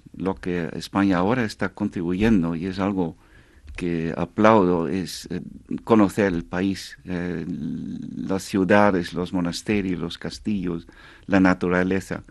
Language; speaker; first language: Spanish; non-native, fluent; Dutch